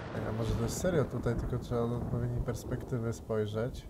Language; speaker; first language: Polish; native; Polish